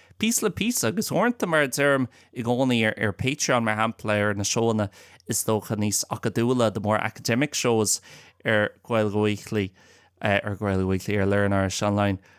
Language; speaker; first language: Irish; non-native, local second language; English